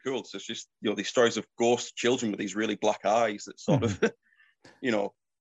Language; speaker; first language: English; native; English